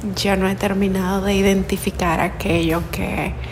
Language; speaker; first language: Spanish; native; Spanish